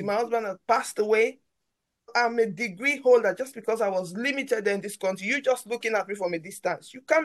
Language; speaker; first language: English; non-native, local second language; Krio